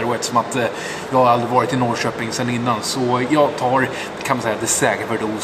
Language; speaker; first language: Swedish; native; Swedish